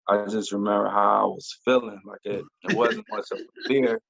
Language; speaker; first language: English; native; English